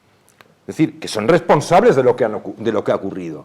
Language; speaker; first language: Spanish; native; Spanish